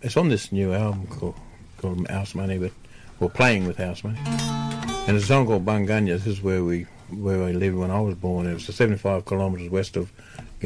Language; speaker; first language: English; native; English